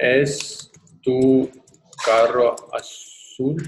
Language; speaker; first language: Spanish; non-native, learner; English